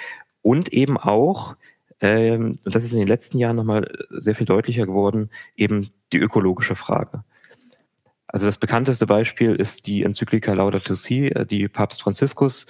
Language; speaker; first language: German; native; German